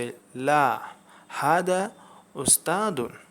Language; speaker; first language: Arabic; non-native, fluent; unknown